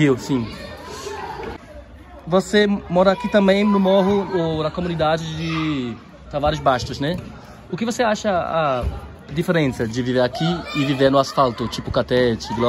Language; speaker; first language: Portuguese; non-native, learner; German